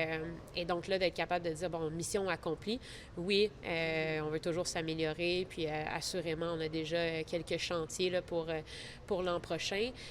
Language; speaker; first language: French; native; French